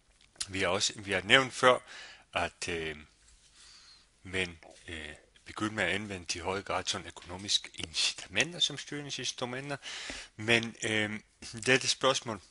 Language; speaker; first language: Danish; non-native, fluent; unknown